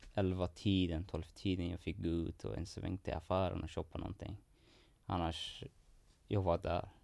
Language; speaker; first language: Swedish; non-native, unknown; Persian